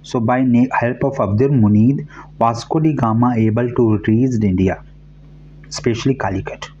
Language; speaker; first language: English; non-native, local second language; Hindi